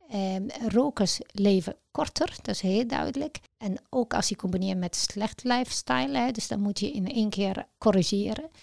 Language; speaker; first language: Dutch; non-native, fluent; Arabic